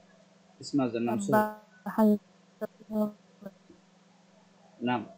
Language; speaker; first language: Arabic; non-native, learner; Bangla